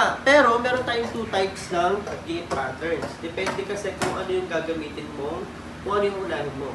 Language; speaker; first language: Filipino; native; Filipino